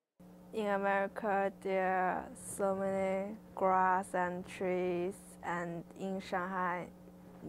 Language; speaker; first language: English; non-native, learner; Chinese